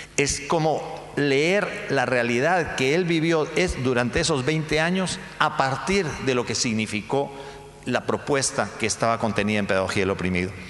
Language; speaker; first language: Spanish; native; Spanish